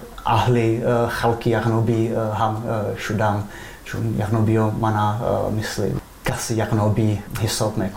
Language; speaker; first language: Persian; non-native, fluent; Czech